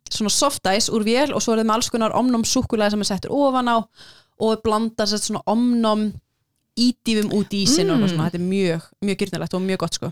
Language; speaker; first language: Icelandic; native; Icelandic